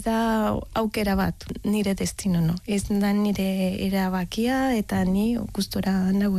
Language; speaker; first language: Basque; non-native, learner; Spanish